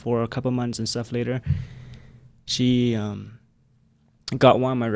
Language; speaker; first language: English; non-native, fluent; Khmer